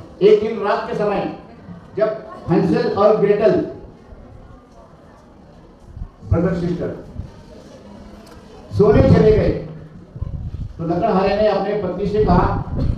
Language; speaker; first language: Hindi; non-native, local second language; Marathi